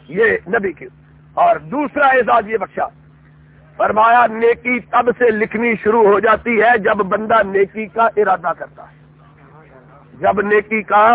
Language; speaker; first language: Urdu; non-native, local second language; Punjabi